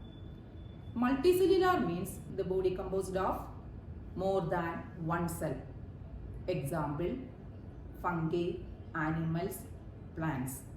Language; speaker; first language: English; non-native, local second language; Malayalam